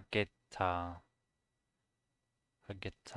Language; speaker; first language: Korean; non-native, learner; German